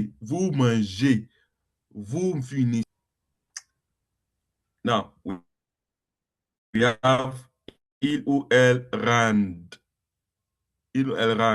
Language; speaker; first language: French; non-native, learner; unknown